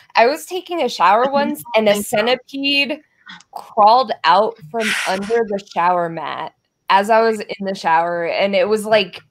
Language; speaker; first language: English; native; English